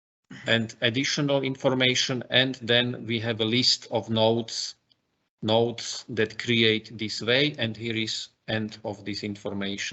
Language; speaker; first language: English; non-native, fluent; Slovak